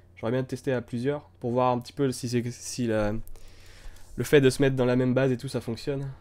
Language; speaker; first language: French; native; French